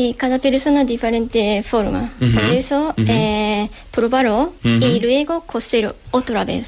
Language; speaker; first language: Spanish; non-native, learner; Japanese